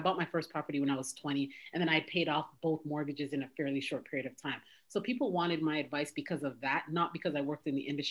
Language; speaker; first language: English; native; English